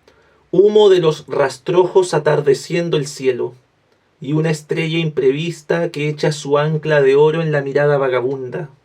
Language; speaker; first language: Spanish; native; Spanish